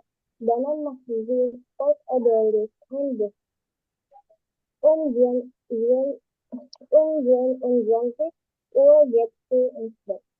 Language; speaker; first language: German; non-native, learner; Indonesian